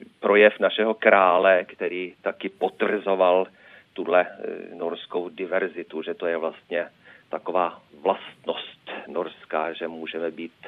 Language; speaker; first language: Czech; non-native, fluent; Norwegian